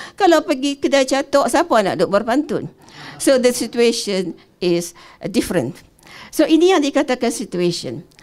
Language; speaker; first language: Malay; native; Malay